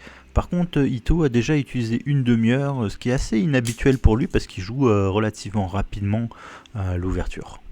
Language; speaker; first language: French; native; French